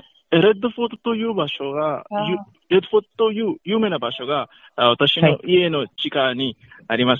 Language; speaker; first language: Japanese; non-native, learner; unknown